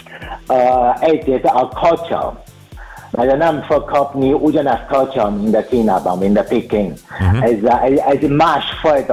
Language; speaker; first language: Hungarian; non-native, learner; Chinese